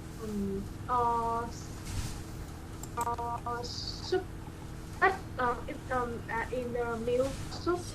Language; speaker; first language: English; non-native, learner; Vietnamese